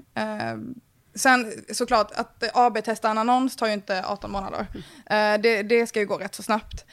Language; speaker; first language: Swedish; native; Swedish